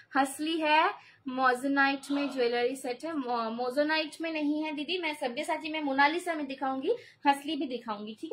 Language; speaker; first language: Hindi; non-native, local second language; Bangla